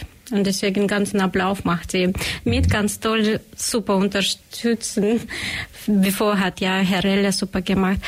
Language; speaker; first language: German; non-native, learner; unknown